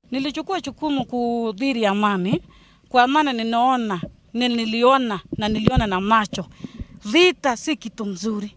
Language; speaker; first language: Swahili; non-native, local second language; Kalenjin